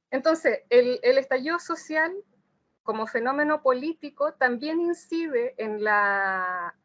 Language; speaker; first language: Spanish; native; Spanish